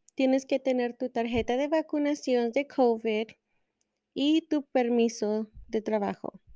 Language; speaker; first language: Spanish; early bilingual, heritage; Spanish